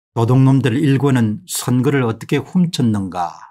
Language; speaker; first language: Korean; native; Korean